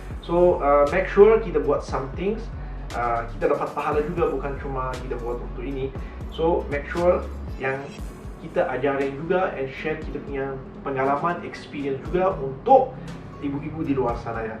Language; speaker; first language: Indonesian; non-native, learner; Malay